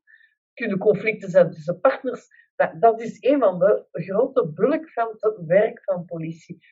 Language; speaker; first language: Dutch; non-native, local second language; French